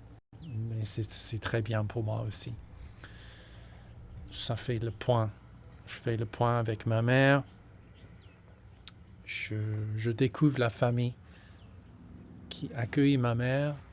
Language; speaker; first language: French; non-native, fluent; English